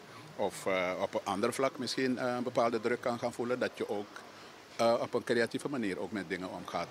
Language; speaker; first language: Dutch; native; Dutch